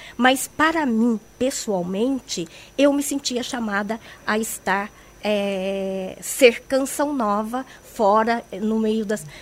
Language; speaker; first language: Portuguese; native; Portuguese